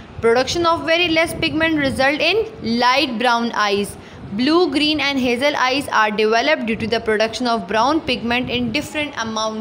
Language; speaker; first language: English; non-native, local second language; Urdu